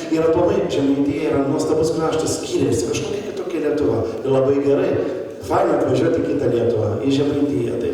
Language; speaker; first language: Lithuanian; native; Lithuanian